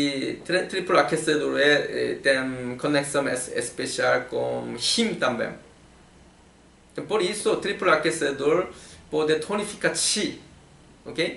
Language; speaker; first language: Portuguese; non-native, learner; Korean